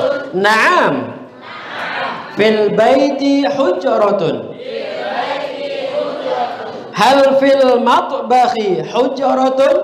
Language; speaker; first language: Arabic; non-native, fluent; Indonesian